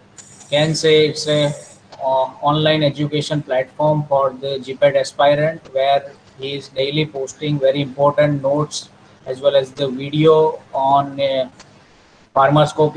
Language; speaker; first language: English; non-native, local second language; Gujarati